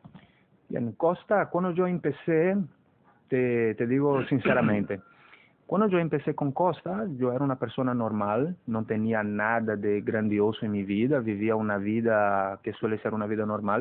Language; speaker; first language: Spanish; non-native, fluent; Portuguese